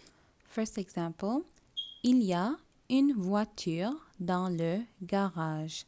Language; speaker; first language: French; non-native, fluent; Tamil